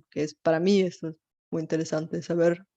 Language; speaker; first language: Spanish; non-native, fluent; Bulgarian